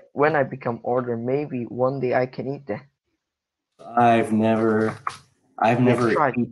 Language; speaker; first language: English; non-native, learner; Korean